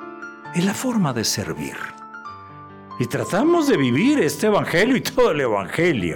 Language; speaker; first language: Spanish; native; Spanish